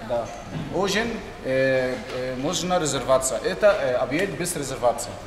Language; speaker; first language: Russian; non-native, learner; Arabic